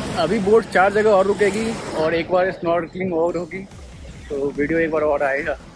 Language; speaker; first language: Hindi; native; Hindi